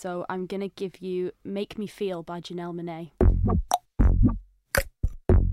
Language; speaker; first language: English; native; English